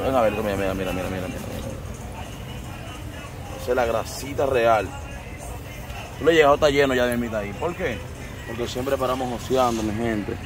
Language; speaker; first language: Spanish; native; Spanish